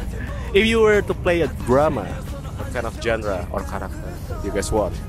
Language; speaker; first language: English; non-native, learner; Indonesian